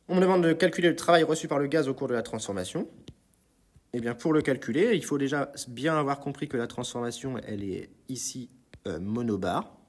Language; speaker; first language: French; native; French